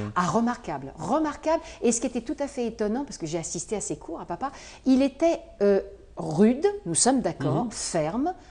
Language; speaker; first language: French; native; French